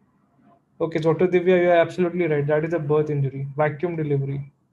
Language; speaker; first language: English; non-native, local second language; Hindi